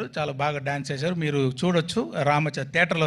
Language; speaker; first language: Telugu; non-native, fluent; Tamil